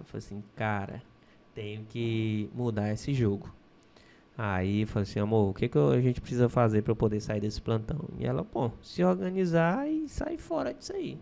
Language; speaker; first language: Portuguese; native; Portuguese